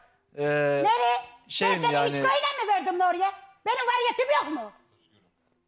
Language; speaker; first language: Turkish; native; Turkish